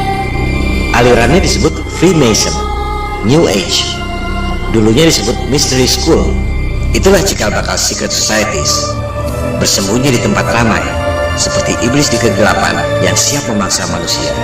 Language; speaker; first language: Indonesian; native; Indonesian